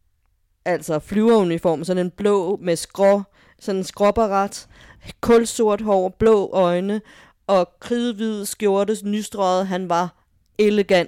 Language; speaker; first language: Danish; native; Danish